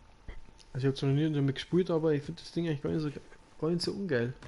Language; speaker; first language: German; native; German